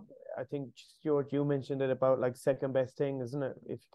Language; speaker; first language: English; native; English